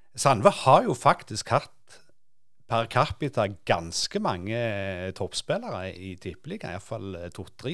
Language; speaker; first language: Norwegian; native; Norwegian